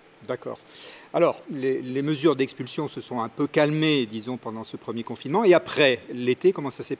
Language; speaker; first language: French; native; French